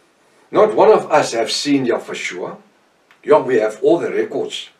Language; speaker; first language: English; non-native, local second language; Afrikaans